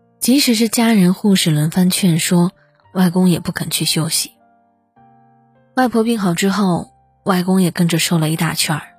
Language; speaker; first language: Chinese; native; Chinese